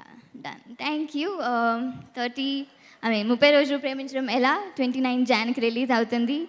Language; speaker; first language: Telugu; non-native, learner; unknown